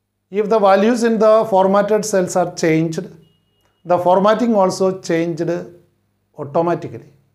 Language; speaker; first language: English; non-native, local second language; Malayalam